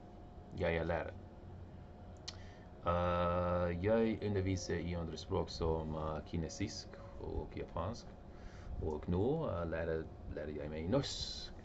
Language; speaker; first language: Norwegian; non-native, learner; English